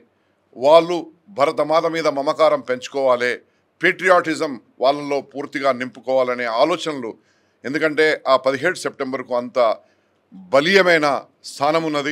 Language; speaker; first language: Telugu; native; Telugu